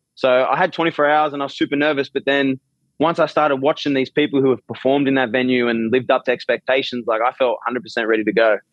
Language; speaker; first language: English; native; English